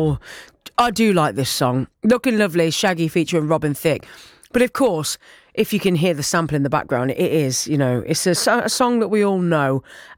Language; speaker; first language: English; native; English